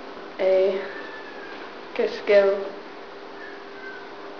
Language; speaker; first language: French; non-native, learner; English